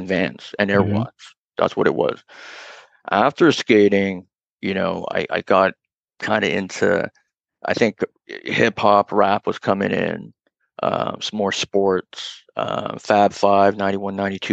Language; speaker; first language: English; native; English